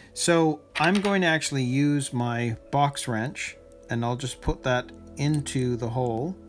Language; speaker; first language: English; native; English